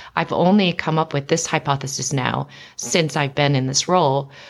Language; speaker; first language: English; native; English